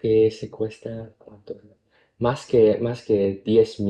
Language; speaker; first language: Spanish; non-native, learner; Cantonese